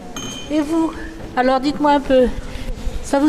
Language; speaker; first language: French; native; French